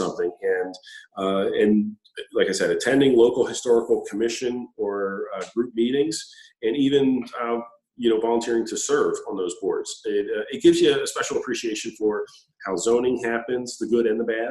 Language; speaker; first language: English; native; English